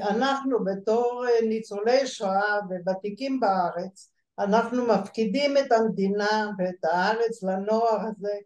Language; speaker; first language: Hebrew; early bilingual, other home language; Bulgarian